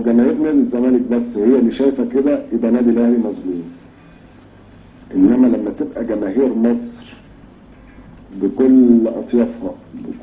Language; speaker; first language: Arabic; native; Arabic